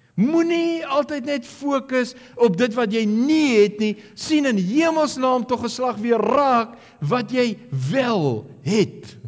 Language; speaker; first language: Afrikaans; native; Afrikaans